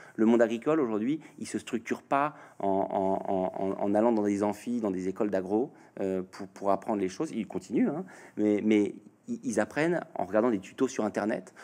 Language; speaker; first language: French; native; French